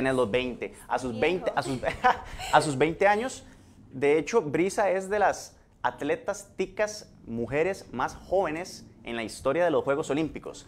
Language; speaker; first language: Spanish; native; Spanish